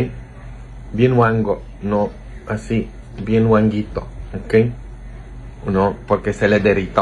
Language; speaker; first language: Spanish; non-native, fluent; Polish